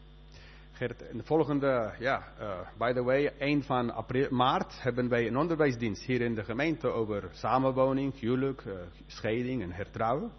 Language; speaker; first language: Dutch; non-native, fluent; Spanish